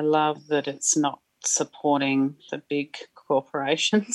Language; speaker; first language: English; native; English